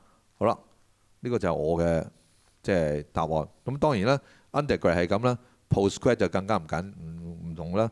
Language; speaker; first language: Cantonese; native; Cantonese